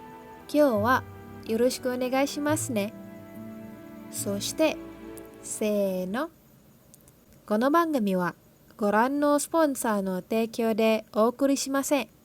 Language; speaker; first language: Japanese; non-native, learner; Malay